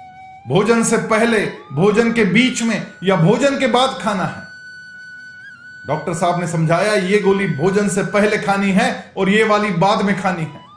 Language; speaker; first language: Hindi; native; Hindi